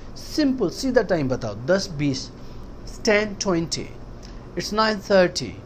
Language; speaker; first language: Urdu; native; Urdu